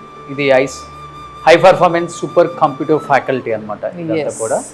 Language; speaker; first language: Telugu; native; Telugu